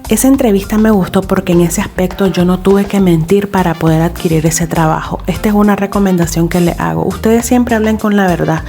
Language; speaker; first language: Spanish; native; Spanish